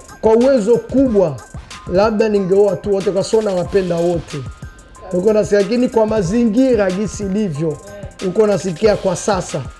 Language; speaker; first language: Swahili; non-native, local second language; French